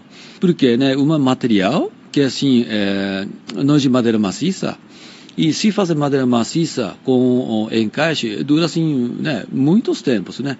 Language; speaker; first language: Portuguese; non-native, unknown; Japanese